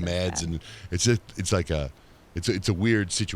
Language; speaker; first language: English; native; English